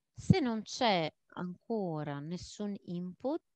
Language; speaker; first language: Italian; non-native, fluent; Maltese